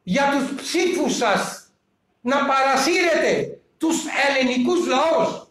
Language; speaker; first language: Greek; non-native, fluent; Urdu